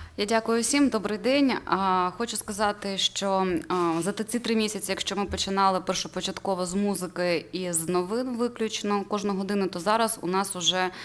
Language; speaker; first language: Ukrainian; native; Ukrainian